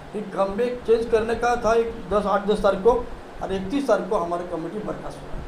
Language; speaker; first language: Hindi; non-native, local second language; Marathi